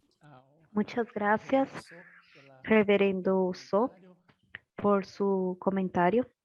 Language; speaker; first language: Spanish; non-native, learner; Portuguese